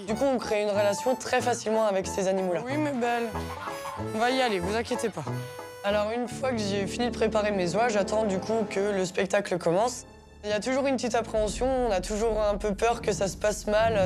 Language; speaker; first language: French; native; French